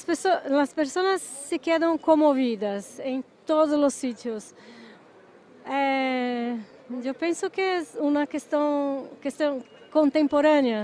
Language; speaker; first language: Spanish; non-native, learner; Portuguese